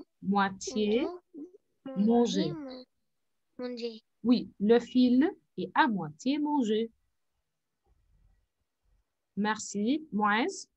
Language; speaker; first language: French; non-native, fluent; Arabic